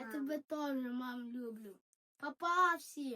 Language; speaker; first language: Ukrainian; early bilingual, heritage; Ukrainian